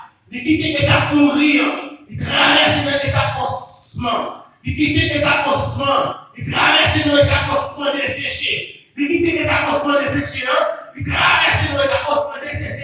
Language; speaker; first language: French; non-native, local second language; Haitian Creole